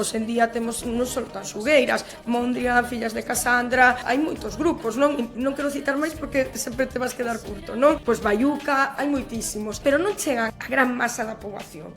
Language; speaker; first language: Galician; non-native, local second language; Spanish